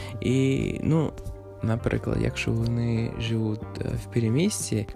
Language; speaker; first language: Ukrainian; non-native, fluent; English